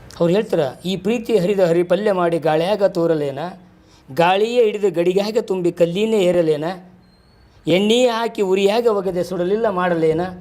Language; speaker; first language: Kannada; native; Kannada